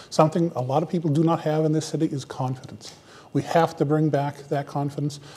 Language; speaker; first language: English; native; English